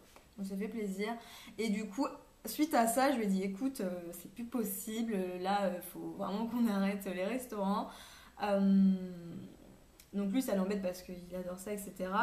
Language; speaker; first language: French; native; French